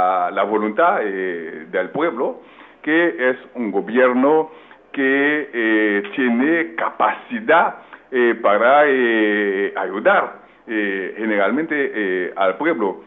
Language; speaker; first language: Spanish; non-native, fluent; French